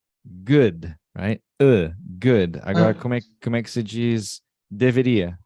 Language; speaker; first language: Portuguese; non-native, fluent; English